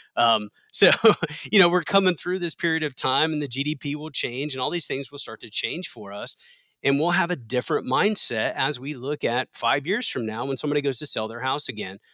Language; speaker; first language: English; native; English